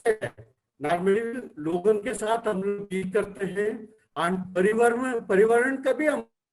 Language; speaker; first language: Hindi; non-native, local second language; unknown